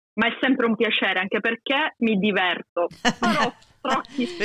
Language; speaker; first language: Italian; native; Italian